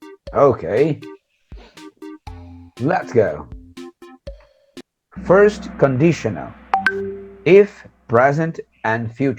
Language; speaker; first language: English; non-native, fluent; Portuguese